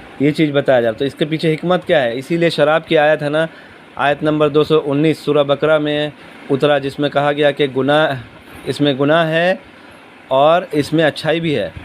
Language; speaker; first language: Urdu; native; Urdu